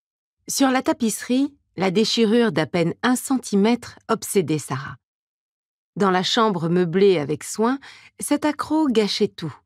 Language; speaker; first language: French; native; French